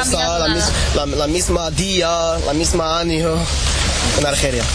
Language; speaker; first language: Spanish; non-native, learner; Arabic